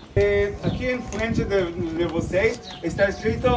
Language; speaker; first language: Portuguese; non-native, fluent; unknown